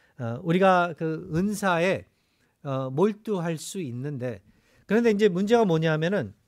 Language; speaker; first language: Korean; native; Korean